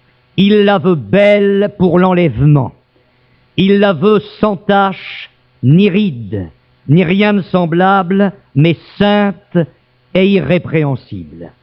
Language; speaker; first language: French; native; French